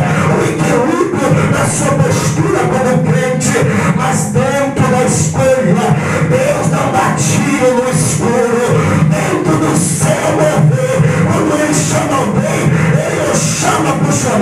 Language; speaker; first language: Portuguese; native; Portuguese